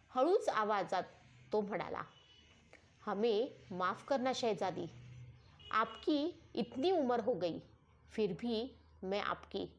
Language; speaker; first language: Hindi; non-native, local second language; Marathi